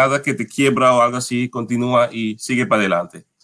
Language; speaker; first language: Spanish; non-native, fluent; Papiamento